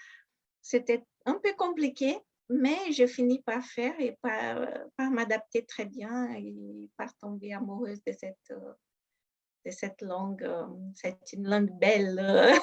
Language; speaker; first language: French; non-native, fluent; Portuguese